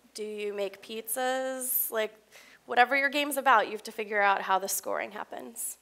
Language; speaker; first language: English; native; English